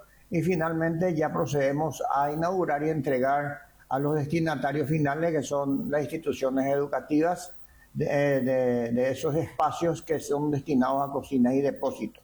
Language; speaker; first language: Spanish; native; Spanish